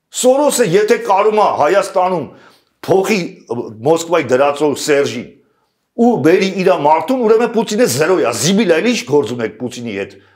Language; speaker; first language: Armenian; native; Armenian